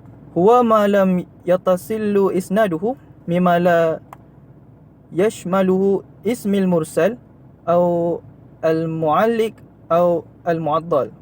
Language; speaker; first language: Arabic; non-native, learner; Malay